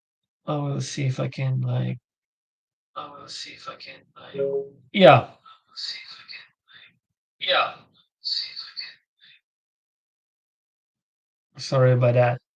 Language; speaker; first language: English; non-native, learner; French